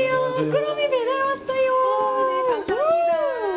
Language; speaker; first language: Korean; native; Korean